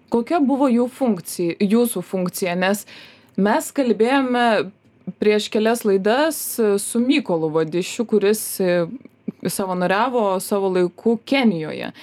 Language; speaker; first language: Lithuanian; native; Lithuanian